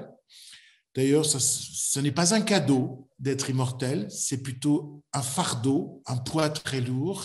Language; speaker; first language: French; native; French